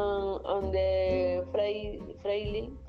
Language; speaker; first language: English; non-native, learner; Spanish